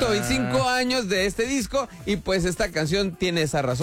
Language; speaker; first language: Spanish; native; Spanish